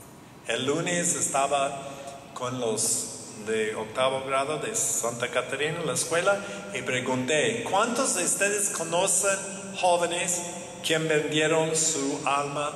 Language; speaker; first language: Spanish; non-native, learner; English